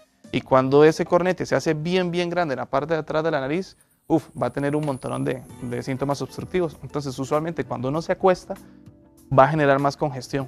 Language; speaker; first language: Spanish; native; Spanish